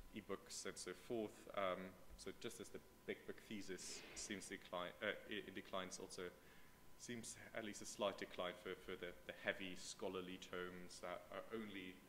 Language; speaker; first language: English; non-native, fluent; German